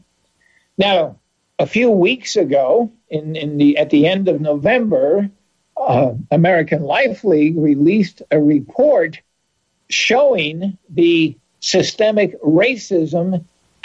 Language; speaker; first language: English; native; English